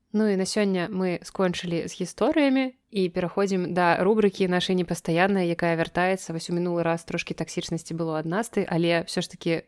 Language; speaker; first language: Belarusian; non-native, local second language; Russian